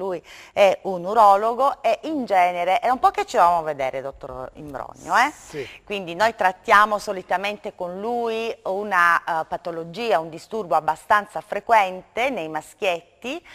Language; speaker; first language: Italian; native; Italian